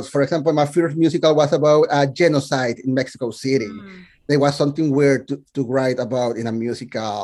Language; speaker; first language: English; non-native, fluent; Spanish